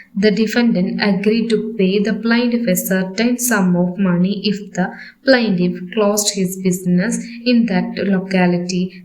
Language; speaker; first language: English; non-native, local second language; Malayalam